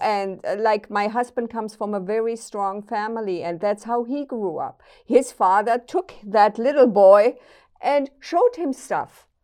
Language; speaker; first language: English; non-native, fluent; German